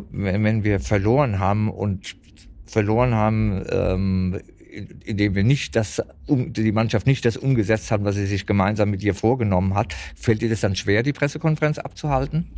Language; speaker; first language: German; native; German